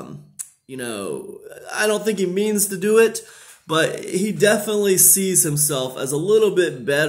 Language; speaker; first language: English; native; English